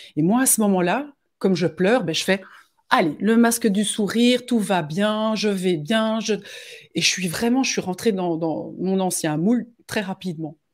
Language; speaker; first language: French; native; French